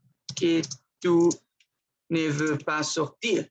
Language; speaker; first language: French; non-native, fluent; Spanish